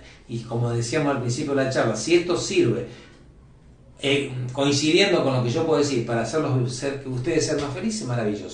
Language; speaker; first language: Spanish; native; Spanish